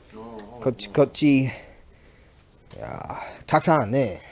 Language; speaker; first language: Japanese; non-native, learner; English